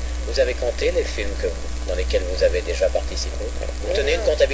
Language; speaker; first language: French; native; French